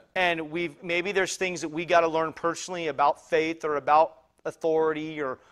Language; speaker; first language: English; native; English